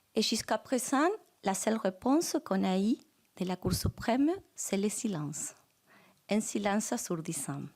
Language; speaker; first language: French; non-native, fluent; Spanish